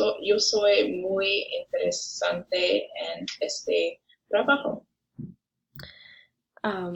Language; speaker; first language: Spanish; non-native, learner; English